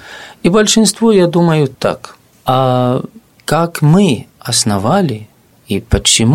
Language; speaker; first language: Russian; non-native, fluent; Arabic